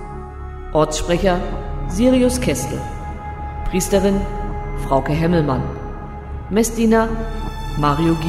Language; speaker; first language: German; native; German